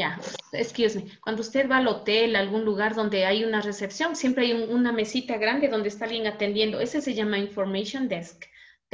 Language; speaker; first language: Spanish; native; Spanish